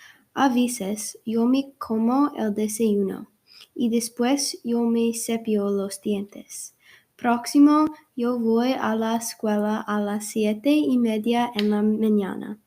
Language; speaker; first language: Spanish; non-native, learner; English